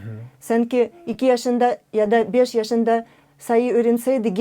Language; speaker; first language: Turkish; non-native, learner; Russian